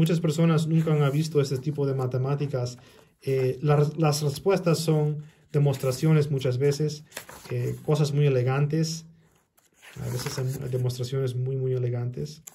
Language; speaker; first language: Spanish; early bilingual, heritage; Spanish